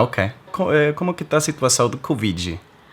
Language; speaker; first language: Portuguese; non-native, learner; English